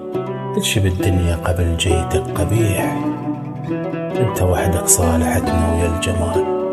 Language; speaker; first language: Arabic; native; Arabic